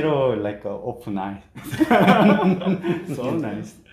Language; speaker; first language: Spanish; non-native, learner; Korean